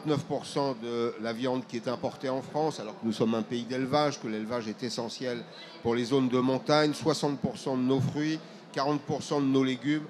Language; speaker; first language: French; native; French